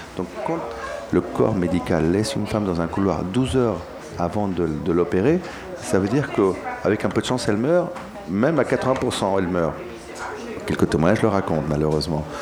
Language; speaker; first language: French; early bilingual, other home language; Spanish